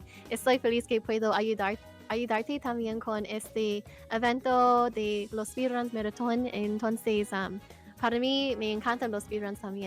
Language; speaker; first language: Spanish; non-native, learner; English